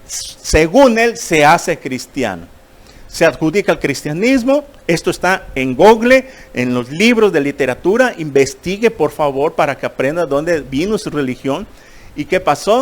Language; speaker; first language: Spanish; native; Spanish